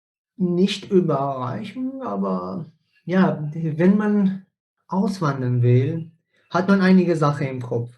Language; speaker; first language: German; non-native, fluent; Persian